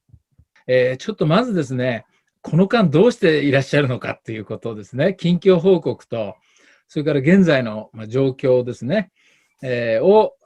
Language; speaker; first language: Japanese; native; Japanese